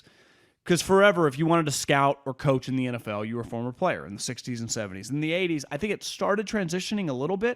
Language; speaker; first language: English; native; English